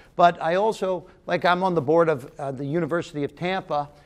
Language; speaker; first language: English; native; English